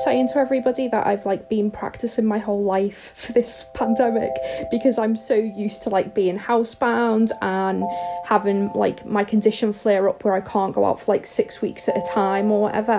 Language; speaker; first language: English; native; English